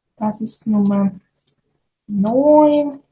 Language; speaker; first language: German; non-native, learner; Ukrainian